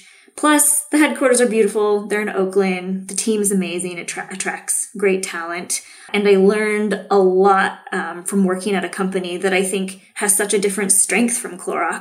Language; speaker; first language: English; native; English